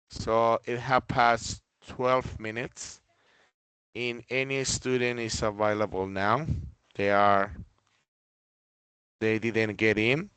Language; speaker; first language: English; non-native, fluent; Spanish